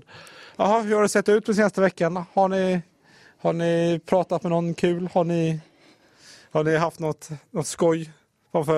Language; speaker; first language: Swedish; native; Swedish